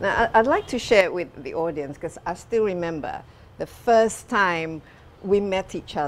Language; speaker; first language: English; non-native, fluent; Indonesian